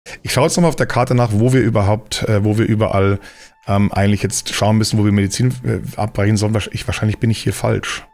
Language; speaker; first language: German; native; German